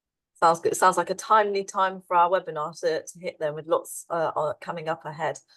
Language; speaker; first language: English; native; English